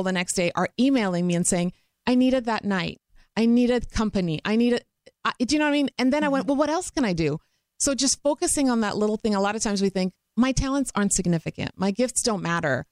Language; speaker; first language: English; non-native, fluent; Croatian